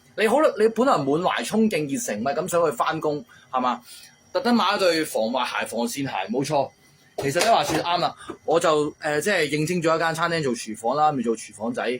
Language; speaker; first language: Cantonese; native; Cantonese